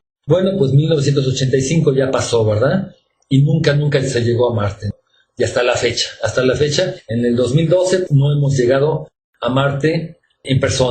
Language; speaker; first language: Spanish; native; Spanish